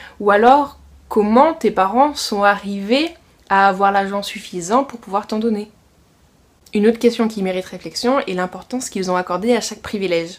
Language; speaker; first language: French; native; French